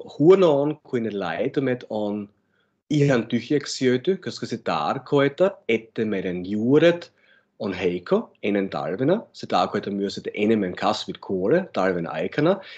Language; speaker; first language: Finnish; non-native, fluent; German